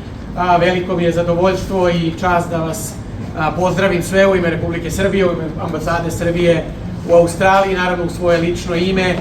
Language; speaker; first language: Bosnian; native; Bosnian